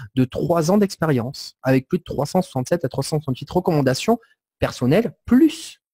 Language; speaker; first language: French; native; French